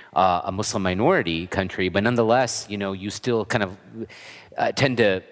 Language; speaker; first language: English; native; English